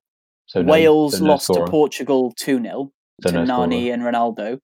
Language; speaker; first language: English; native; English